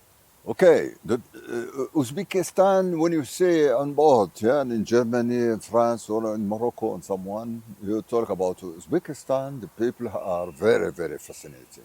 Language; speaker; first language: English; non-native, fluent; Arabic